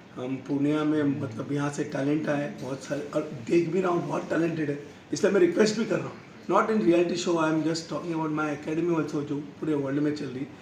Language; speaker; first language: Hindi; non-native, local second language; Tamil